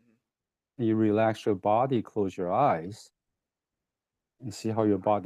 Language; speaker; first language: English; non-native, fluent; Chinese